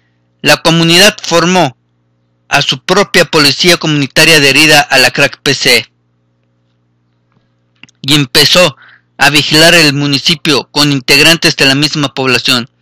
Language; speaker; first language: Spanish; native; Spanish